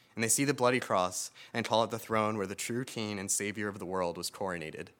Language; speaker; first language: English; native; English